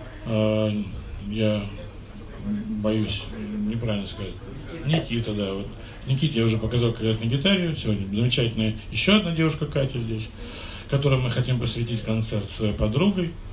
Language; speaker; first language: Russian; native; Russian